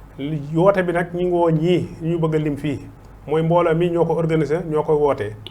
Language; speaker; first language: Wolof; native; Wolof